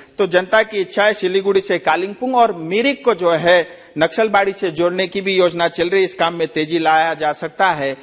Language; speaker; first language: Hindi; non-native, local second language; Nepali